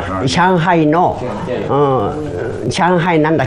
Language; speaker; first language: Japanese; non-native, fluent; Chinese